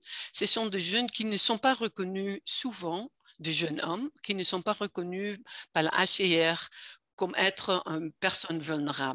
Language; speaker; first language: French; non-native, fluent; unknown